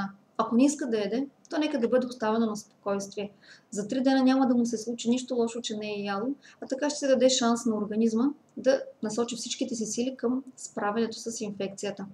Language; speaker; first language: Bulgarian; native; Bulgarian